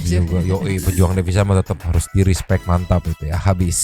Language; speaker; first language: Indonesian; native; Indonesian